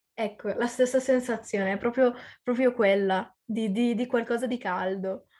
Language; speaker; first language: Italian; early bilingual, other home language; Arabic